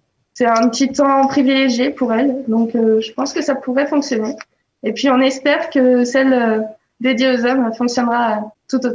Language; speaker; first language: French; native; French